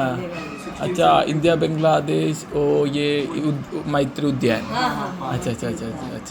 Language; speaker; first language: Hindi; non-native, local second language; Malayalam